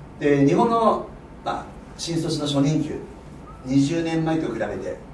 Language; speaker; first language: Japanese; native; Japanese